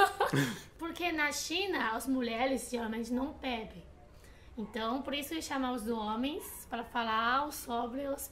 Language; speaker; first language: Portuguese; non-native, fluent; Chinese